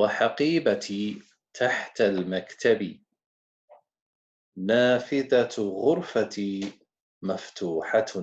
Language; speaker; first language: Arabic; non-native, fluent; English